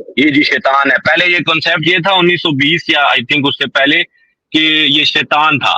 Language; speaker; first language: Urdu; non-native, local second language; Punjabi